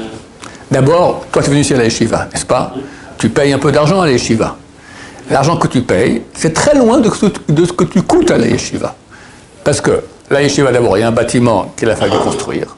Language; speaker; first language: French; native; French